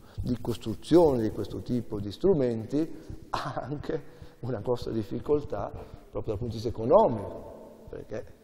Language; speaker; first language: Italian; native; Italian